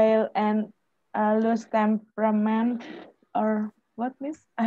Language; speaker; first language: English; non-native, fluent; Indonesian